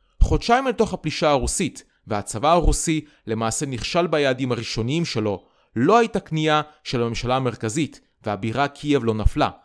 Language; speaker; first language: Hebrew; native; Hebrew